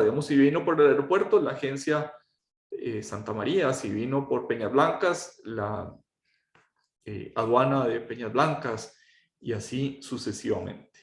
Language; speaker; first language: Spanish; native; Spanish